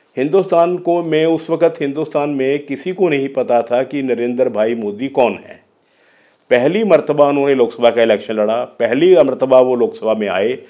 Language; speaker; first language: Hindi; non-native, local second language; Punjabi